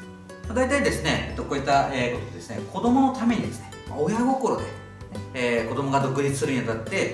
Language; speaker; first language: Japanese; native; Japanese